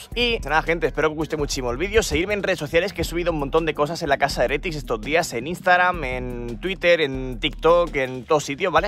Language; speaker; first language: Spanish; native; Spanish